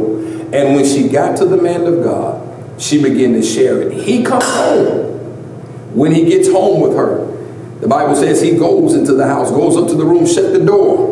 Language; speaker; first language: English; native; English